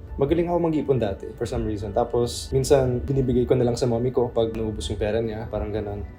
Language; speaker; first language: Filipino; early bilingual, other home language; English